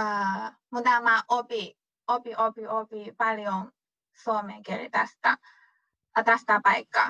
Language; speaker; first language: Finnish; non-native, learner; Chinese